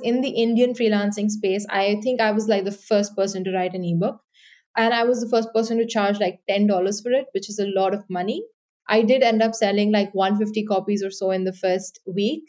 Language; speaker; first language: English; non-native, local second language; Hindi